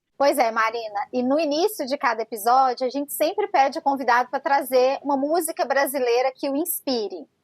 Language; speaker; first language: Portuguese; native; Portuguese